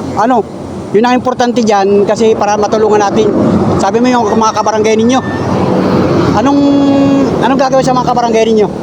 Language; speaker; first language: Filipino; native; Filipino